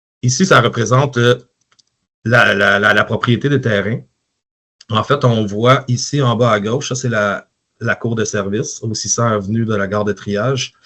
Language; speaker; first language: French; native; French